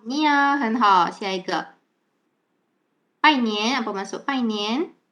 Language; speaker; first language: Chinese; non-native, fluent; Malay